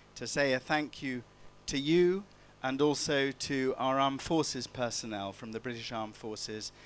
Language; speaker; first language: English; native; English